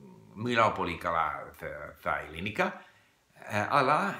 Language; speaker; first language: Greek; non-native, learner; English